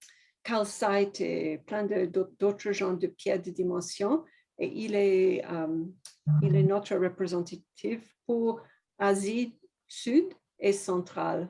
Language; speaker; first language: French; non-native, fluent; English